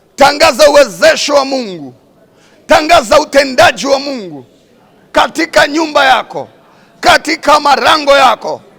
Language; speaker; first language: Swahili; non-native, local second language; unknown